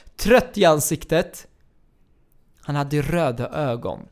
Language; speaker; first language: Swedish; non-native, fluent; Arabic